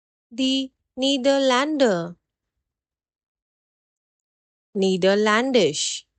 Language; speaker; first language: German; non-native, fluent; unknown